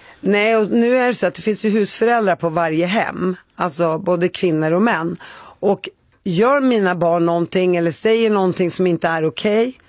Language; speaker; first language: Swedish; native; Swedish